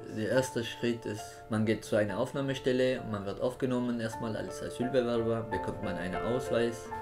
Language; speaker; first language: German; non-native, fluent; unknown